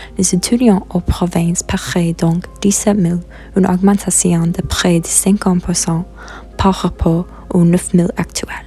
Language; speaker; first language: French; non-native, local second language; English